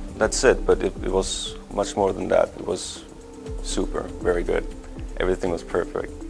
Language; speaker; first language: English; non-native, fluent; Swedish